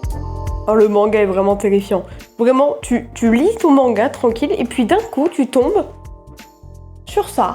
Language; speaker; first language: French; native; French